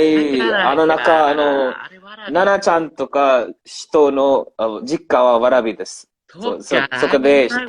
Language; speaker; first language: Japanese; non-native, learner; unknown